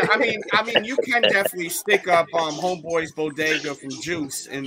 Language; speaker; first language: English; native; English